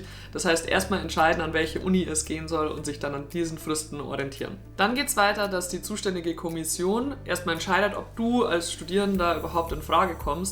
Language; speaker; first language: German; native; German